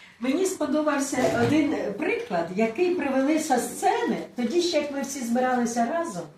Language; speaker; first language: Ukrainian; non-native, local second language; Russian